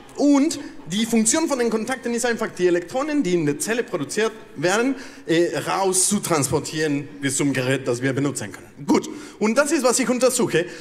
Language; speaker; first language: German; non-native, fluent; Spanish